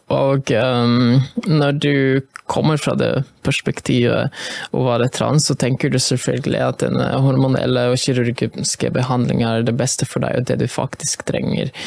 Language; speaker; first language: Norwegian; non-native, fluent; Polish